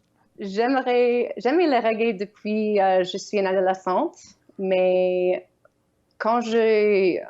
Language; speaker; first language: French; non-native, learner; Ukrainian